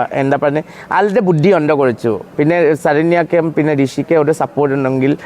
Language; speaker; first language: Malayalam; non-native, local second language; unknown